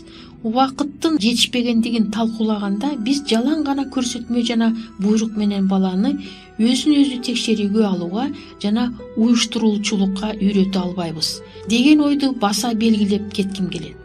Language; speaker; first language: Kyrgyz; native; Kyrgyz